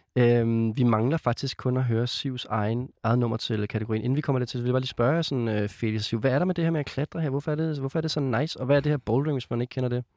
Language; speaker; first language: Danish; native; Danish